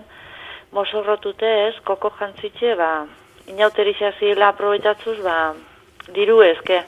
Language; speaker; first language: Basque; native; Basque